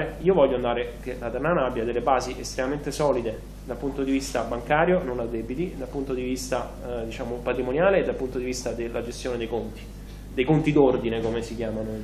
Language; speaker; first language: Italian; native; Italian